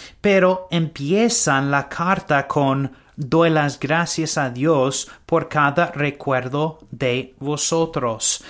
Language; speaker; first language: Spanish; non-native, learner; English